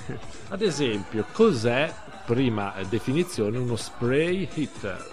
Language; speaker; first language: Italian; native; Italian